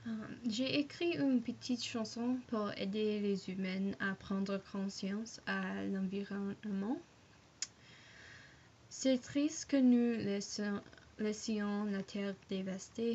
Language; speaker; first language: French; non-native, learner; English